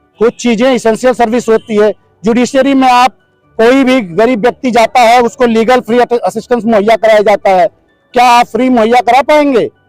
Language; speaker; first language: Hindi; native; Hindi